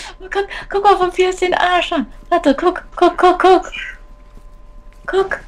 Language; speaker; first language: German; native; German